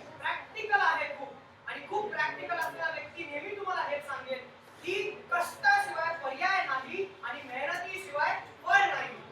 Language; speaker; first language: Marathi; non-native, local second language; Telugu